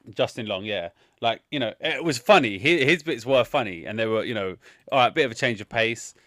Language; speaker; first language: English; native; English